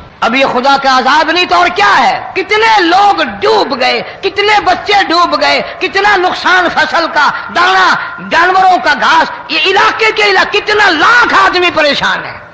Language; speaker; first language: Urdu; non-native, local second language; Saraiki